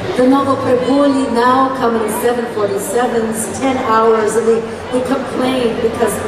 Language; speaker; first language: English; early bilingual, other home language; Ukrainian